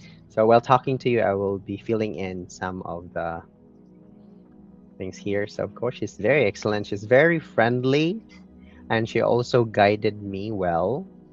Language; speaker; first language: English; non-native, local second language; Cebuano